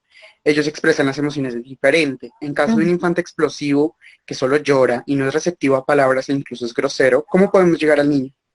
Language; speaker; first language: Spanish; native; Spanish